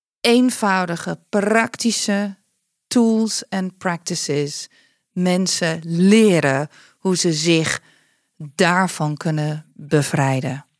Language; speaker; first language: Dutch; non-native, fluent; English